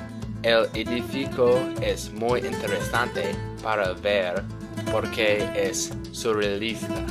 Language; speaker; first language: Spanish; non-native, learner; English